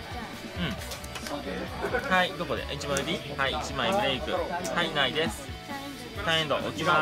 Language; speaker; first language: Japanese; native; Japanese